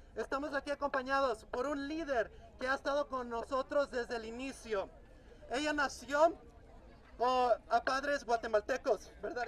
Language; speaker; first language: Spanish; early bilingual, heritage; Spanish